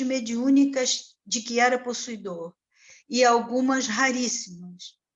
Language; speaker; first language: Portuguese; native; Portuguese